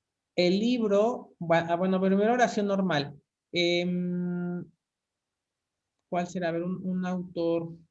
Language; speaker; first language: Spanish; native; Spanish